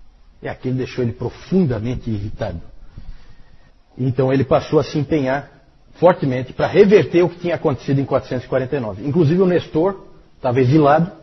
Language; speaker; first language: Portuguese; native; Portuguese